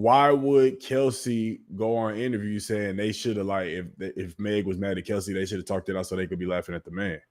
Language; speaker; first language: English; native; English